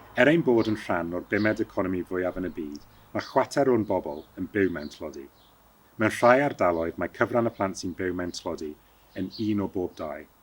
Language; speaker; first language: Welsh; early bilingual, heritage; Welsh